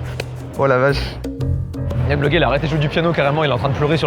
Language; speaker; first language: French; native; French